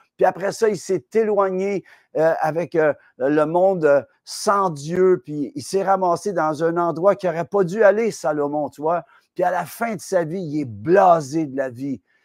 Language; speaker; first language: French; native; French